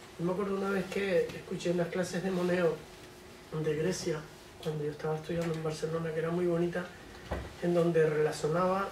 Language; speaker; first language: Spanish; native; Spanish